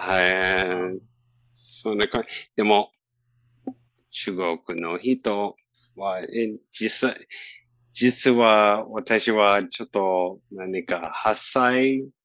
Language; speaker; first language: Japanese; non-native, learner; English